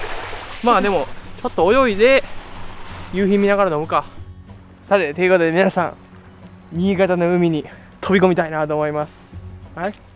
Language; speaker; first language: Japanese; native; Japanese